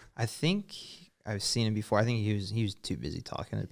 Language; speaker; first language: English; native; English